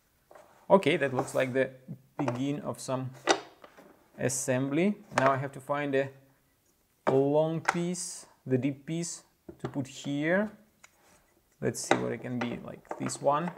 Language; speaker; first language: English; non-native, fluent; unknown